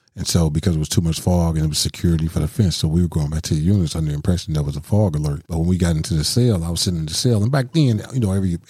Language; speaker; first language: English; native; English